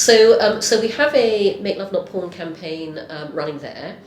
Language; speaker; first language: English; native; English